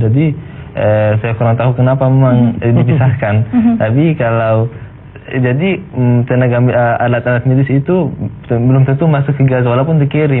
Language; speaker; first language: Indonesian; non-native, fluent; Arabic